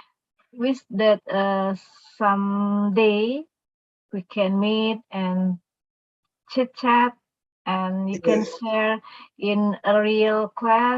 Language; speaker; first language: English; non-native, local second language; Indonesian